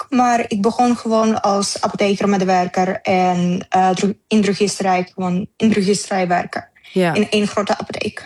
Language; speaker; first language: Dutch; non-native, learner; Ukrainian